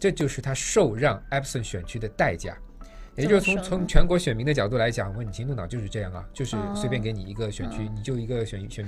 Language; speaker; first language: Chinese; native; Chinese